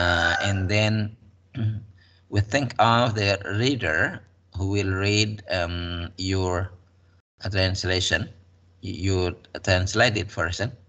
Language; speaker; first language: English; non-native, fluent; Indonesian